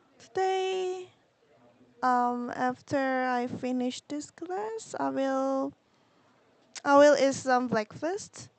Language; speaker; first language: English; non-native, learner; Korean